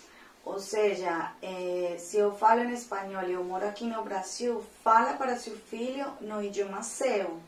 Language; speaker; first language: Portuguese; non-native, fluent; Spanish